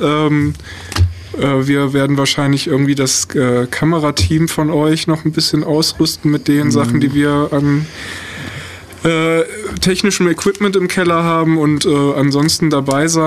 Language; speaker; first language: German; native; German